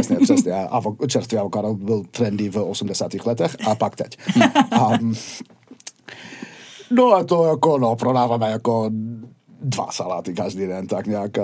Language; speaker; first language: Czech; non-native, fluent; English